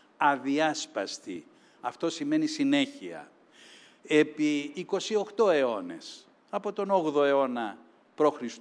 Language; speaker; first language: Greek; native; Greek